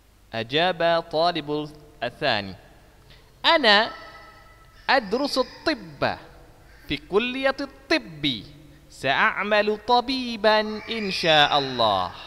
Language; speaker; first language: Arabic; non-native, fluent; Indonesian